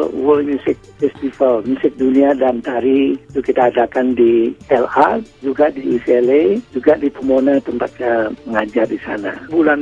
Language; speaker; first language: Indonesian; non-native, local second language; Balinese